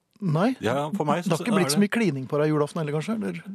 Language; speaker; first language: Norwegian; native; Norwegian